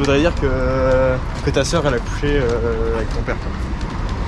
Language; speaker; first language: French; native; French